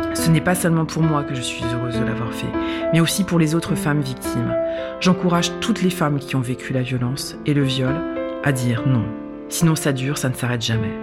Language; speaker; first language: French; non-native, local second language; Arabic